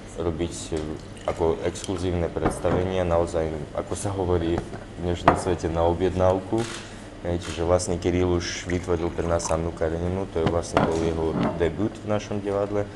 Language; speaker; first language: Slovak; non-native, fluent; Ukrainian